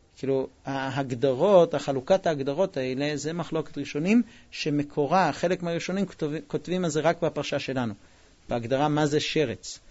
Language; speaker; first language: Hebrew; non-native, fluent; English